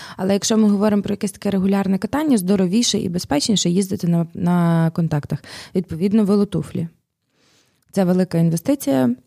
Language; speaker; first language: Ukrainian; native; Ukrainian